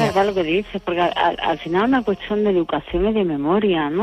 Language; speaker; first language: Spanish; native; Spanish